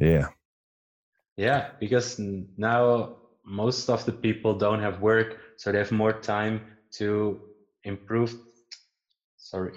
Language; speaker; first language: English; non-native, fluent; Dutch